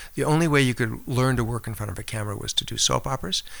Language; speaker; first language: English; native; English